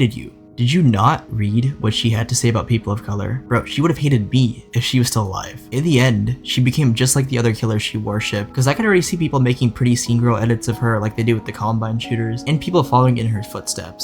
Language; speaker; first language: English; native; English